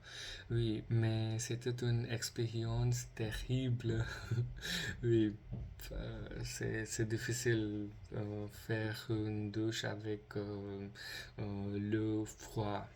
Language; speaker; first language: French; non-native, learner; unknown